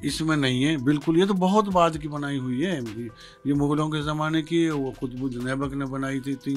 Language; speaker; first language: Hindi; native; Hindi